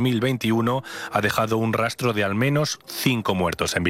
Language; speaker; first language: Spanish; native; Spanish